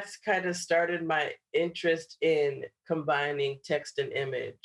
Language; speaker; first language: English; native; English